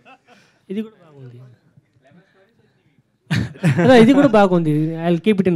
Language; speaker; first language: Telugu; non-native, learner; Tamil